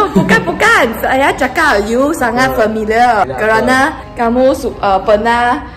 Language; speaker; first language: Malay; non-native, local second language; Chinese